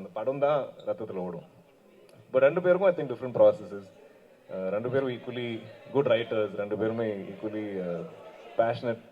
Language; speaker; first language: Tamil; non-native, local second language; Malayalam